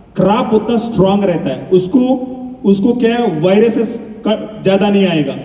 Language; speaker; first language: Hindi; non-native, local second language; Telugu